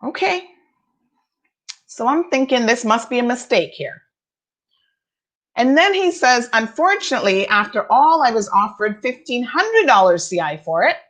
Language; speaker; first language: English; native; English